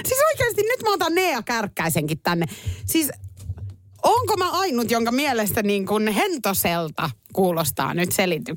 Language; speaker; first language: Finnish; native; Finnish